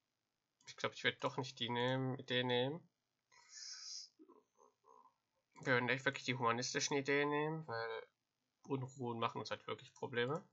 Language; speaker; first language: German; native; German